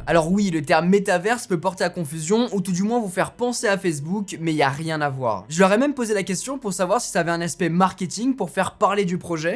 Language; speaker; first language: French; native; French